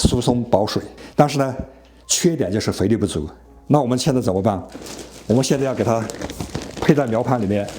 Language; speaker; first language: Chinese; native; Chinese